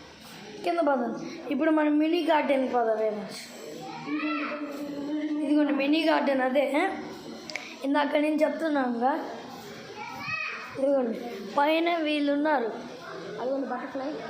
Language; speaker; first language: Telugu; native; Telugu